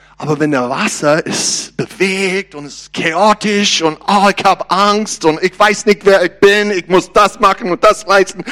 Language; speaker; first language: German; non-native, learner; English